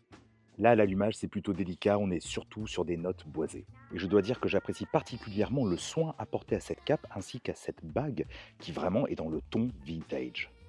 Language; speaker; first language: French; native; French